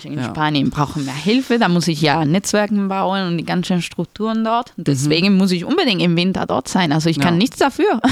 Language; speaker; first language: German; non-native, fluent; Spanish